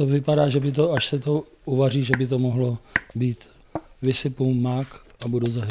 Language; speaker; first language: Czech; native; Czech